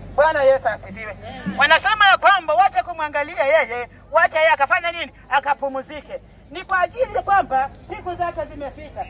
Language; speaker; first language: Swahili; non-native, local second language; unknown